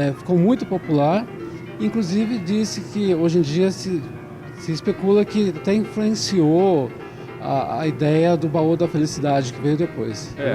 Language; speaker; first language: Portuguese; native; Portuguese